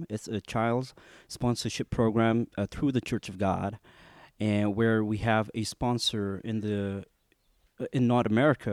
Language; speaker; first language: English; non-native, local second language; Khasi